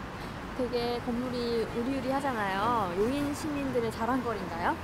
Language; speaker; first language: Korean; native; Korean